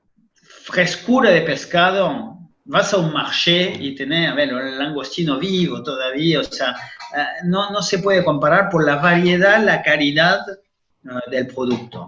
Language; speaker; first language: Spanish; non-native, fluent; French